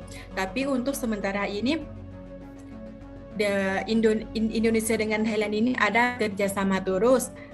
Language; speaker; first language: Indonesian; non-native, fluent; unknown